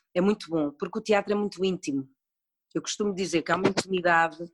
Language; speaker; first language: Portuguese; native; Portuguese